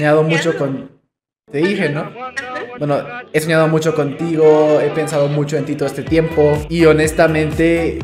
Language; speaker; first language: Spanish; native; Spanish